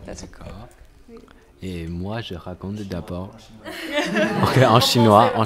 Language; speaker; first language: French; non-native, learner; Chinese